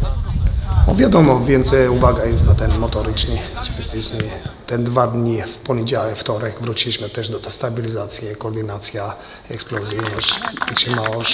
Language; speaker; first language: Polish; non-native, fluent; Albanian